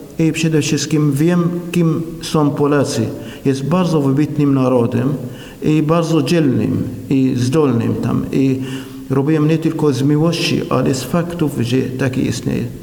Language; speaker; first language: Polish; non-native, fluent; Arabic